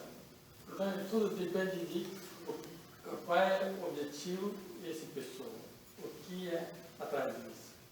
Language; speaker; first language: Portuguese; non-native, learner; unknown